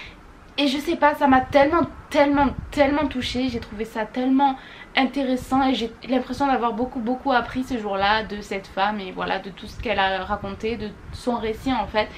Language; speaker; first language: French; native; French